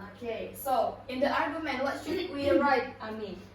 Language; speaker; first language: English; non-native, learner; Indonesian